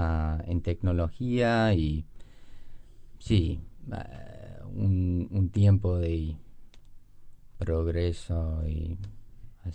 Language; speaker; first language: Spanish; non-native, fluent; English